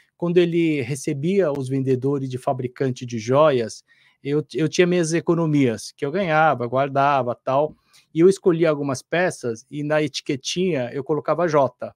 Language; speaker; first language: Portuguese; non-native, fluent; Korean